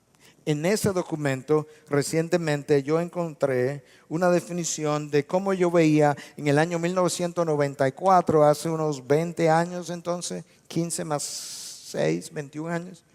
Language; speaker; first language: Spanish; native; Spanish